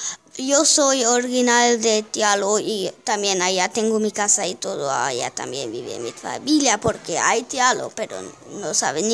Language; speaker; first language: Spanish; non-native, learner; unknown